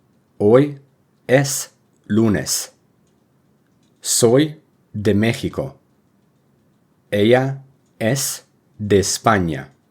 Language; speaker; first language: Spanish; non-native, fluent; English